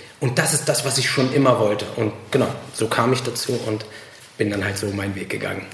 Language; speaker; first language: German; early bilingual, other home language; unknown